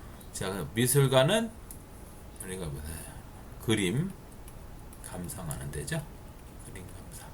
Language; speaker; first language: Korean; native; Korean